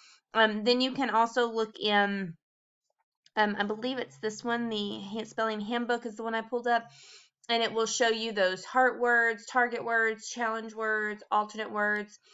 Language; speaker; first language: English; native; English